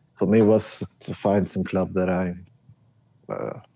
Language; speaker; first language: English; non-native, learner; Swedish